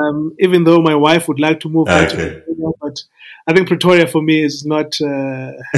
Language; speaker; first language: English; non-native, local second language; Xhosa